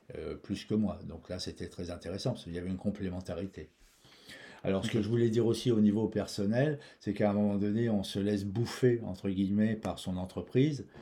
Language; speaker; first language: French; native; French